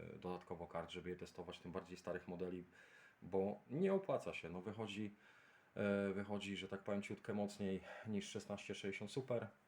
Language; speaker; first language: Polish; native; Polish